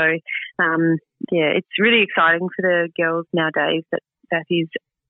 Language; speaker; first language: English; native; English